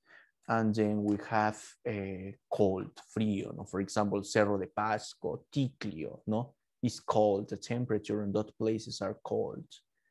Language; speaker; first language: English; non-native, fluent; Spanish